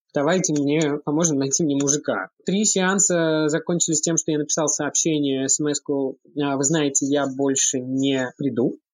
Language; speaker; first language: Russian; early bilingual, heritage; Russian